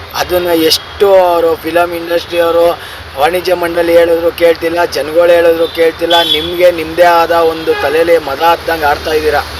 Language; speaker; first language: Kannada; native; Kannada